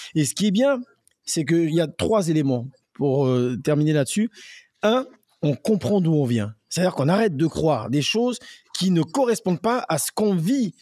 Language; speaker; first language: French; native; French